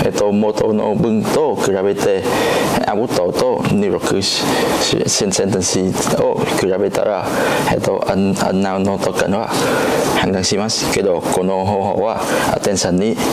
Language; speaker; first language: Japanese; non-native, learner; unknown